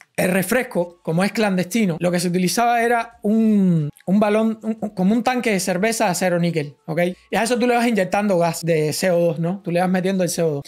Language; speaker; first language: Spanish; native; Spanish